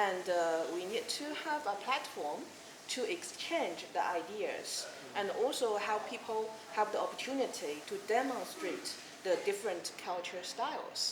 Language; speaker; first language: English; non-native, fluent; Chinese